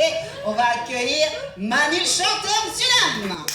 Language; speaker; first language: French; native; French